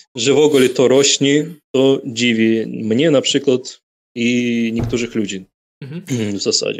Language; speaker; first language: Polish; non-native, fluent; Russian